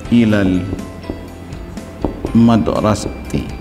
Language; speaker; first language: Arabic; non-native, fluent; Indonesian